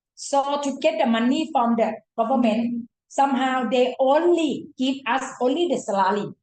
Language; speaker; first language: English; non-native, fluent; Thai